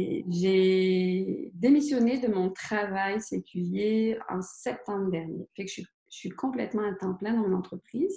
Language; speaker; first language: French; native; French